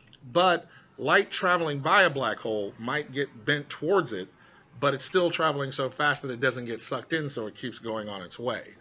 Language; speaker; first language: English; native; English